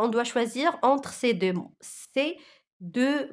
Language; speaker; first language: French; non-native, local second language; Arabic